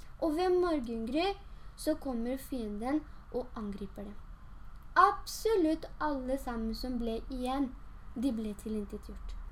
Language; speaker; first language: Norwegian; early bilingual, other home language; Urdu